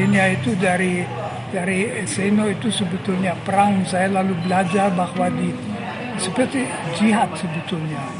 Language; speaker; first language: Indonesian; non-native, fluent; German